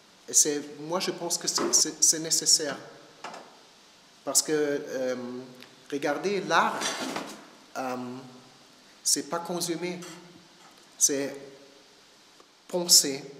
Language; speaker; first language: French; non-native, learner; German